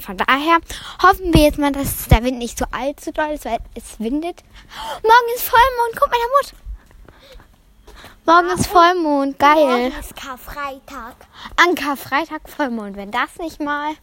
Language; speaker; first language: German; native; German